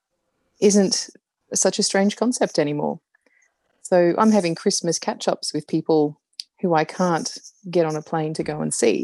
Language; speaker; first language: English; native; English